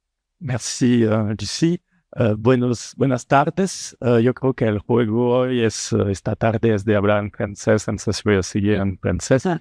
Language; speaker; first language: Spanish; non-native, fluent; French